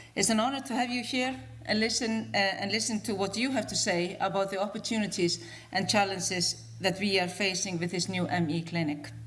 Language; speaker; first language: English; non-native, fluent; Icelandic